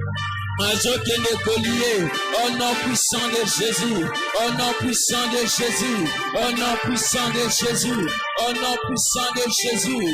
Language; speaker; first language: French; non-native, local second language; Lingala